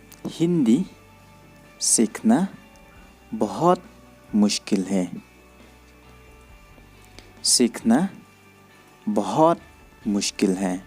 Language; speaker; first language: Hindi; non-native, learner; Khasi